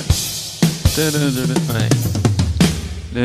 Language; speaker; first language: French; native; French